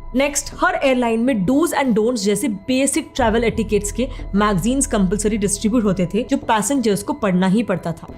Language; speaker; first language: Hindi; native; Hindi